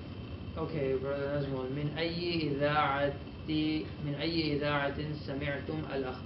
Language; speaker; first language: Arabic; non-native, fluent; English